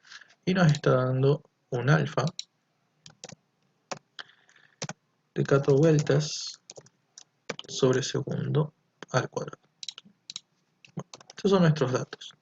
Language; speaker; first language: Spanish; native; Spanish